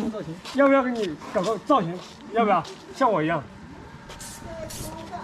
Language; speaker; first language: Chinese; native; Chinese